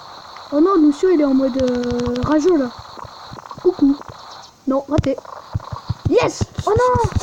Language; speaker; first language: French; native; French